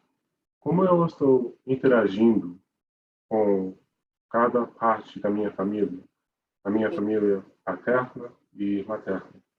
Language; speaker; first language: Portuguese; non-native, learner; English